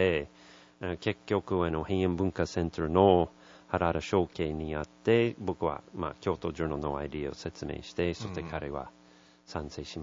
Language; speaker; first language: Japanese; non-native, learner; English